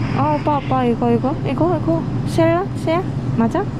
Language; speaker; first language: Korean; non-native, learner; Vietnamese